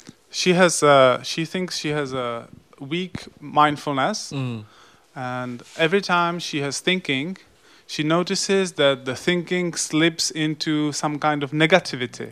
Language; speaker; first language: English; non-native, fluent; Czech